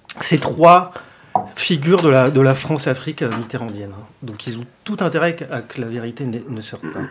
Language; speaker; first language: French; native; French